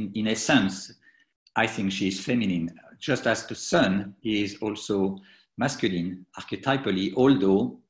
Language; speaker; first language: English; non-native, fluent; French